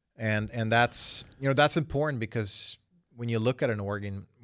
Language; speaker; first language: English; early bilingual, other home language; Swedish